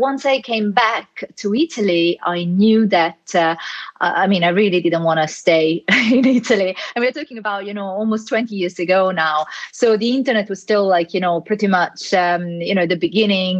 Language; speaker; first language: English; non-native, fluent; Italian